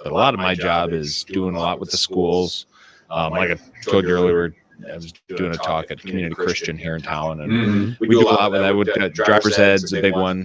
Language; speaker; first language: English; native; English